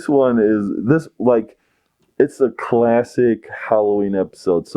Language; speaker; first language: English; native; English